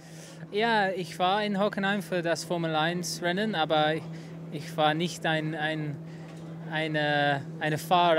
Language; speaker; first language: German; non-native, learner; English